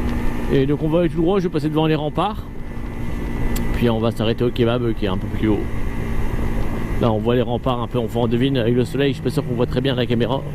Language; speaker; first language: French; native; French